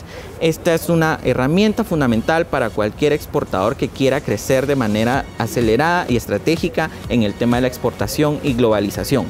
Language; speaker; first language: Spanish; native; Spanish